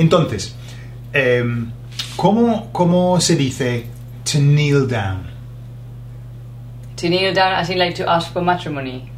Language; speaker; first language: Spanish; non-native, fluent; English